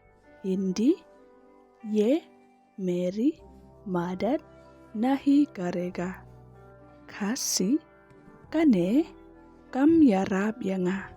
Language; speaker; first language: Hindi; non-native, local second language; Khasi